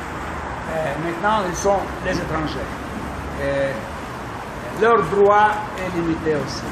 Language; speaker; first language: French; non-native, learner; Russian